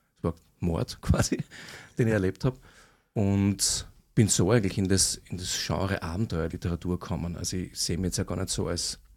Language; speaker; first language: German; native; German